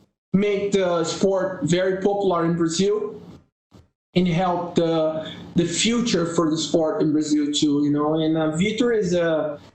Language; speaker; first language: English; non-native, learner; Portuguese